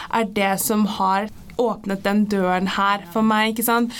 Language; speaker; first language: Norwegian; early bilingual, heritage; Norwegian